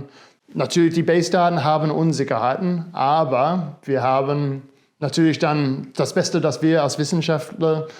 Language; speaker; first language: German; non-native, fluent; English